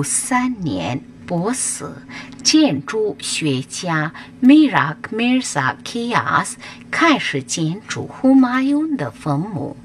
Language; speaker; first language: Chinese; non-native, fluent; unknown